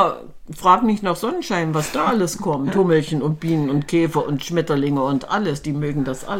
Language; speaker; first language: German; native; German